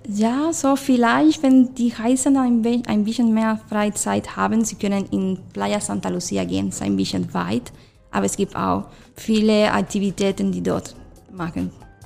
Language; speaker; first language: German; non-native, fluent; Spanish